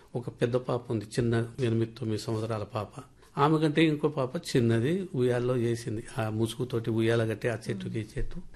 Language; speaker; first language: Telugu; non-native, local second language; Lambadi